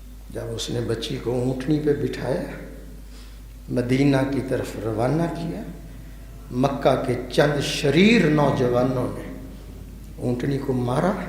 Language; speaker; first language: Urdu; non-native, local second language; Punjabi